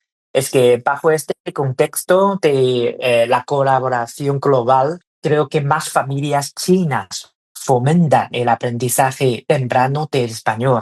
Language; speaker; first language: Spanish; non-native, fluent; Chinese